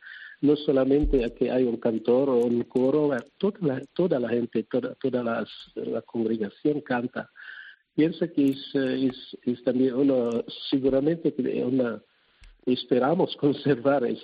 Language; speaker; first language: Spanish; non-native, fluent; Cebuano